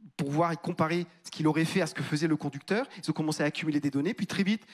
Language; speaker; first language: French; native; French